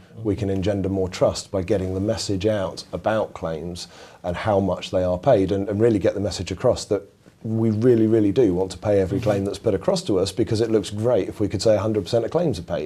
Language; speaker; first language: English; native; English